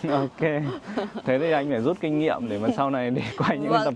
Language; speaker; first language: Vietnamese; native; Vietnamese